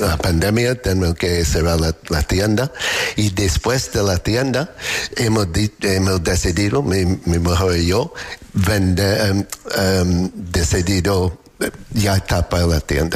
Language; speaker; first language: Spanish; non-native, learner; English